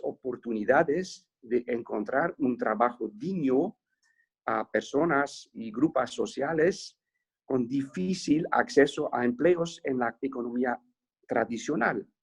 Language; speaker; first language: Spanish; non-native, fluent; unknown